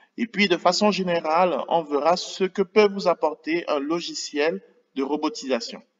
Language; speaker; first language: French; native; French